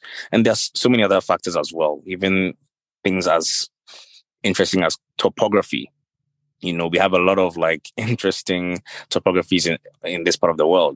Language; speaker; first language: English; non-native, local second language; Akan